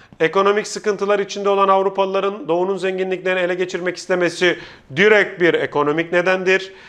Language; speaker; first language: Turkish; native; Turkish